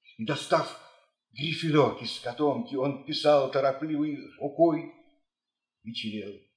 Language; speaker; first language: Russian; native; Russian